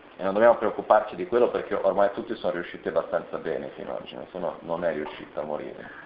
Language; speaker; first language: Italian; non-native, fluent; Portuguese